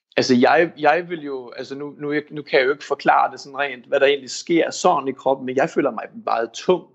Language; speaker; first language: Danish; early bilingual, heritage; Danish